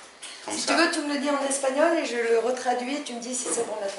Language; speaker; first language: French; non-native, fluent; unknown